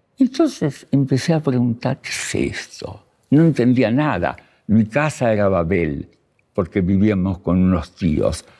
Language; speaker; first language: Spanish; early bilingual, other home language; Russian